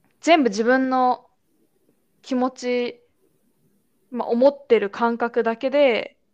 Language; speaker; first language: Japanese; early bilingual, other home language; Chinese